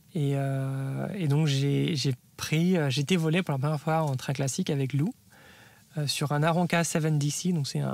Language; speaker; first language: French; native; French